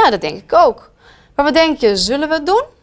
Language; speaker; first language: Dutch; native; Dutch